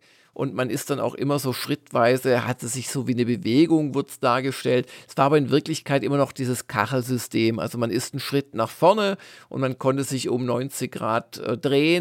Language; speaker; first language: German; native; German